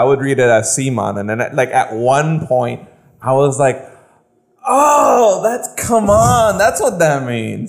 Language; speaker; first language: English; native; English